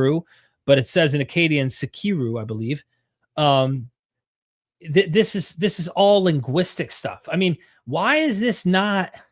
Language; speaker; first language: English; native; English